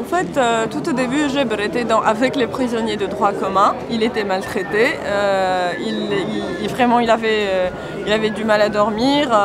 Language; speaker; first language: French; non-native, local second language; Arabic